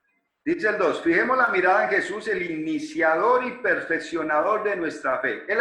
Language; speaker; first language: Spanish; native; Spanish